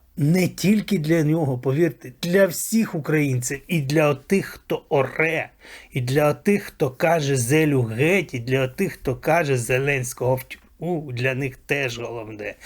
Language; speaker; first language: Ukrainian; native; Ukrainian